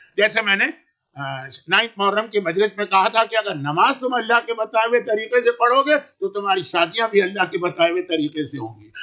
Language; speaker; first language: Urdu; native; Urdu